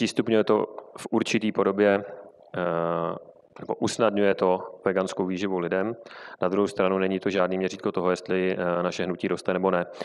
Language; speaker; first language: Czech; native; Czech